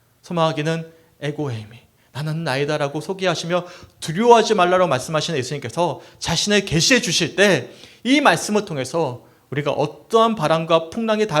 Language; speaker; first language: Korean; native; Korean